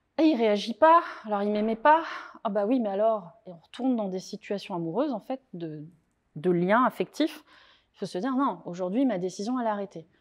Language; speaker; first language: French; native; French